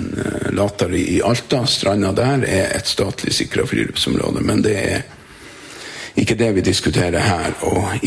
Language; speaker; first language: Norwegian; native; Norwegian